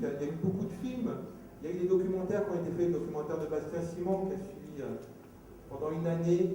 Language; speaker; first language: French; native; French